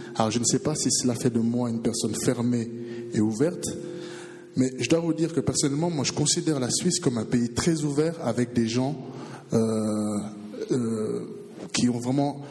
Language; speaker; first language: French; early bilingual, other home language; Portuguese